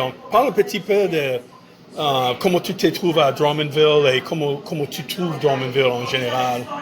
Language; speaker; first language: French; non-native, fluent; English